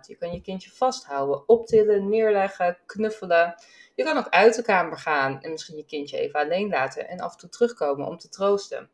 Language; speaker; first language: Dutch; native; Dutch